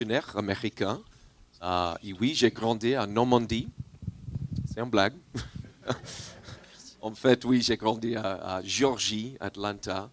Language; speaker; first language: French; non-native, learner; English